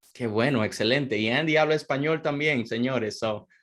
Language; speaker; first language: Spanish; non-native, fluent; English